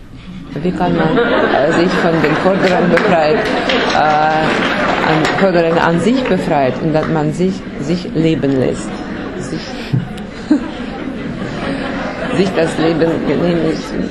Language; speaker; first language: German; non-native, learner; Russian